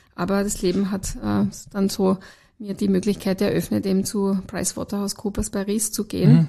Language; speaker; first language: German; native; German